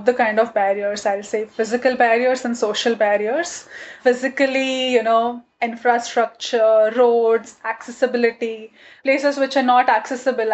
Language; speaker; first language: English; non-native, local second language; Gujarati